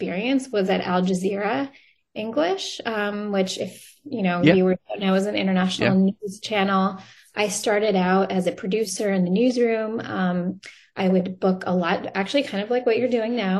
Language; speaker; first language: English; native; English